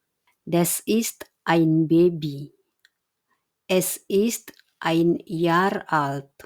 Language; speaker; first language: German; non-native, fluent; Indonesian